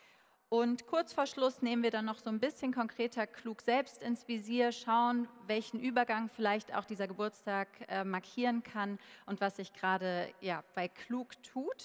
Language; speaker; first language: German; native; German